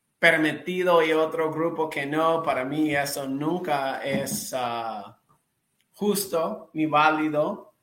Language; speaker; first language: Spanish; non-native, fluent; English